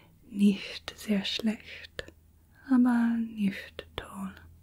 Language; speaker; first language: German; non-native, learner; English